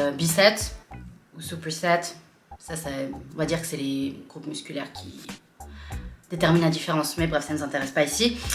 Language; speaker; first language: French; native; French